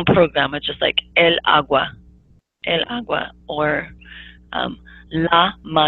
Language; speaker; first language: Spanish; non-native, fluent; English